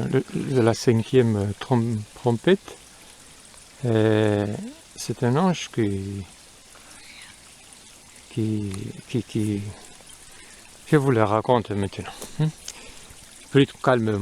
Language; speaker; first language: French; non-native, fluent; Spanish